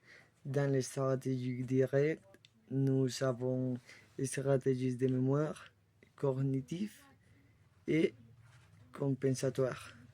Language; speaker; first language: French; non-native, learner; Spanish